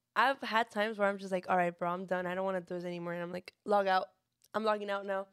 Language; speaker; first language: English; early bilingual, other home language; Spanish